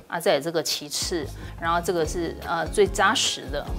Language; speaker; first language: Chinese; native; Chinese